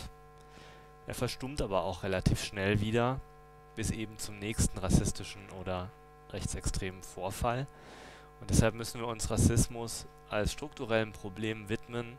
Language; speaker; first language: German; native; German